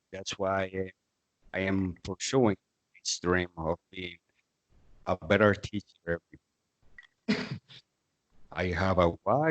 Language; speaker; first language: English; non-native, fluent; Spanish